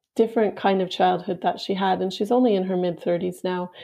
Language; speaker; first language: English; native; English